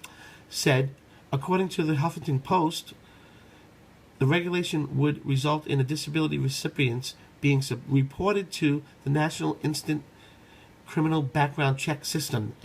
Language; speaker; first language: English; native; English